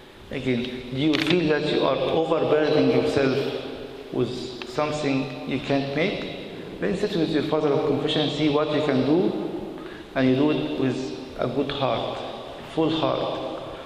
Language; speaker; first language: English; non-native, fluent; Arabic